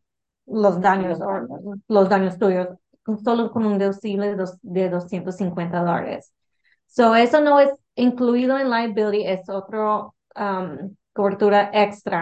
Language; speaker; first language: Spanish; early bilingual, heritage; English